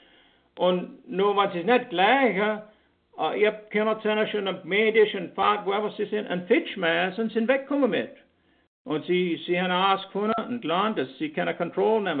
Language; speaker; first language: German; early bilingual, heritage; Pennsylvania German